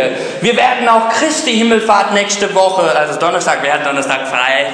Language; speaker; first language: German; early bilingual, other home language; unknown